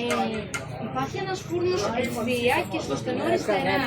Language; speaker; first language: Greek; non-native, learner; Armenian